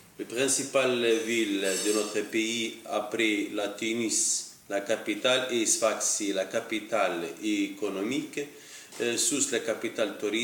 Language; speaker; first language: French; non-native, learner; Arabic